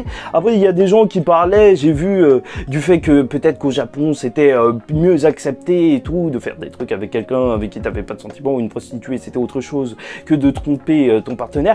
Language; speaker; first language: French; native; French